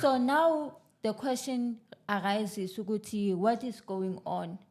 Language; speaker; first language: English; non-native, local second language; Zulu